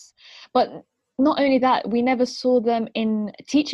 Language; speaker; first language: English; non-native, local second language; Arabic